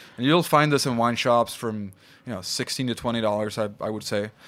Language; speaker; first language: English; non-native, fluent; Swedish